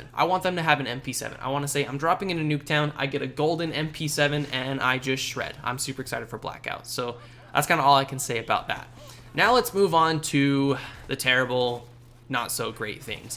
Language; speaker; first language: English; native; English